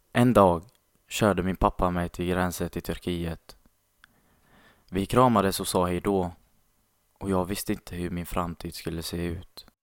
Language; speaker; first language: Swedish; non-native, fluent; Arabic